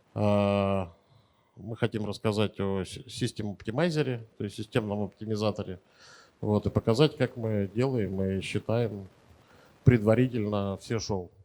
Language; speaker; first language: Russian; native; Russian